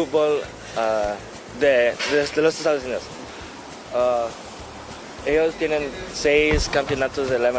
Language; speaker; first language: Spanish; early bilingual, heritage; Spanish